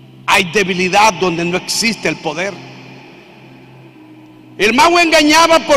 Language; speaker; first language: Spanish; native; Spanish